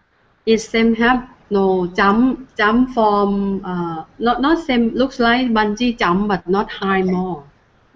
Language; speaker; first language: English; non-native, learner; Thai